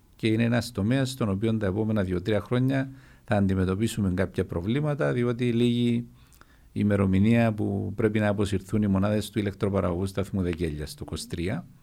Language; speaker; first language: Greek; native; Greek